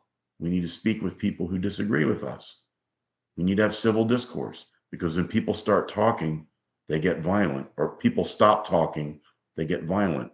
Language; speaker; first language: English; native; English